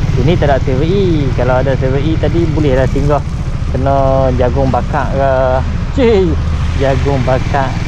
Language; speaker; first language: Malay; native; Malay